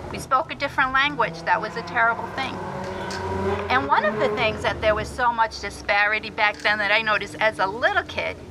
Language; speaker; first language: English; early bilingual, other home language; Spanish